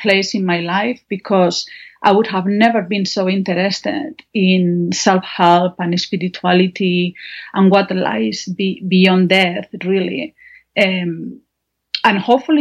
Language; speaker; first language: English; non-native, fluent; Spanish